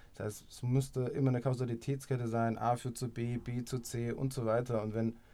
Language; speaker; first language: German; native; German